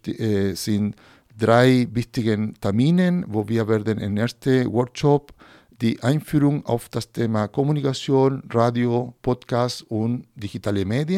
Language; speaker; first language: German; non-native, fluent; Spanish